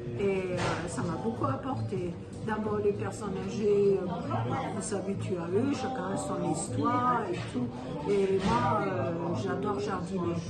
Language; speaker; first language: French; non-native, fluent; German